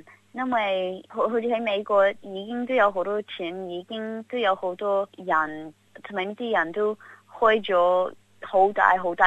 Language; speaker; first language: Cantonese; early bilingual, heritage; Cantonese